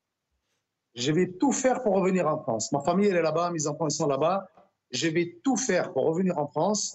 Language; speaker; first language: French; non-native, local second language; Arabic